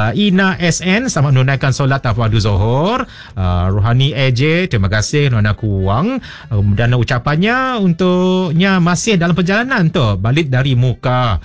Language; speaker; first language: Malay; native; Malay